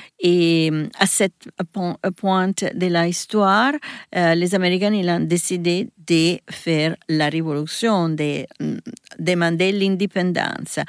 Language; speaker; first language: French; non-native, learner; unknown